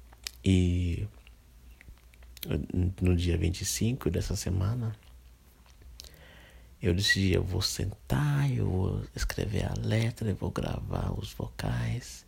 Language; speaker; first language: Portuguese; non-native, fluent; English